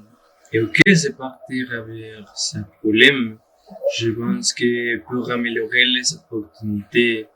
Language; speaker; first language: French; non-native, learner; Spanish